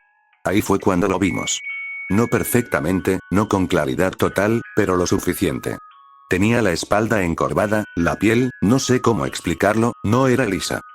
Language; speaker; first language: Spanish; native; Spanish